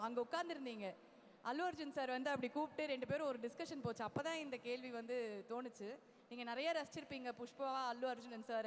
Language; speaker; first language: Tamil; native; Tamil